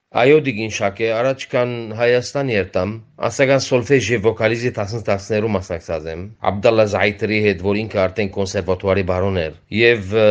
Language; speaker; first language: Armenian; early bilingual, heritage; Armenian